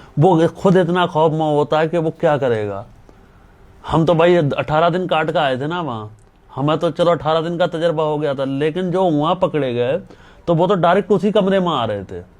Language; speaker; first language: Hindi; native; Hindi